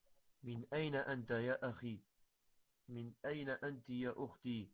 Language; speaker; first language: Arabic; non-native, learner; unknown